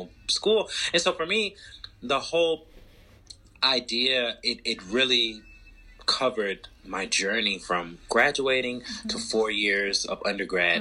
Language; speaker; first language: English; native; English